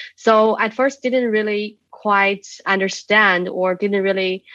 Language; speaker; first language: English; non-native, fluent; Chinese